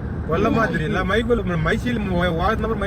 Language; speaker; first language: Arabic; non-native, learner; Hindi